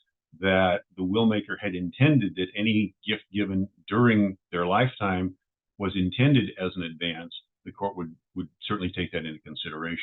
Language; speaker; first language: English; native; English